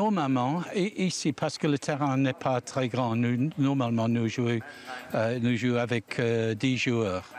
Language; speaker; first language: French; non-native, learner; English